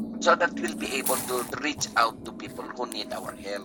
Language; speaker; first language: English; non-native, local second language; Chavacano